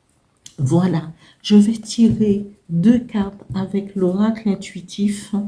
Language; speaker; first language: French; native; French